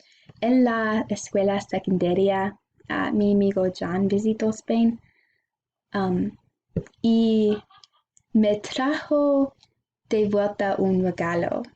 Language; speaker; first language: Spanish; non-native, learner; English